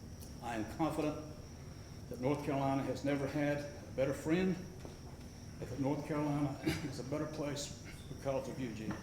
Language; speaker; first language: English; native; English